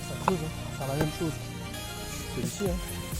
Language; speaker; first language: French; native; French